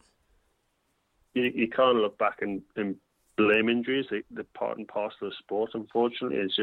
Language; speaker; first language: English; native; English